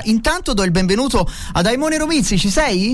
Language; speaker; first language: Italian; native; Italian